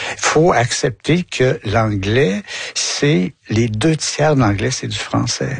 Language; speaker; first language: French; native; French